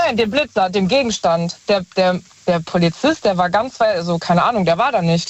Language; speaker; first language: German; native; German